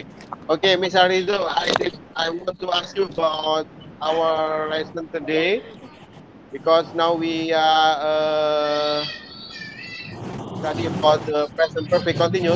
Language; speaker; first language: English; non-native, learner; Indonesian